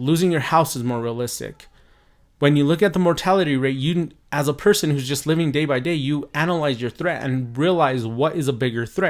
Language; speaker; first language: English; native; English